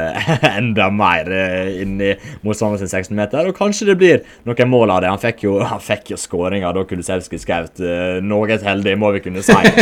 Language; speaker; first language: Norwegian; native; Norwegian